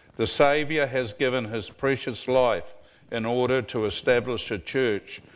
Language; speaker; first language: English; native; English